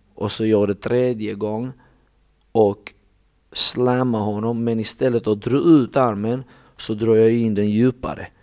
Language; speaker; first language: Swedish; non-native, fluent; Russian